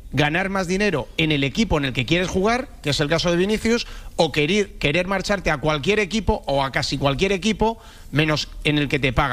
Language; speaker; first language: Spanish; native; Spanish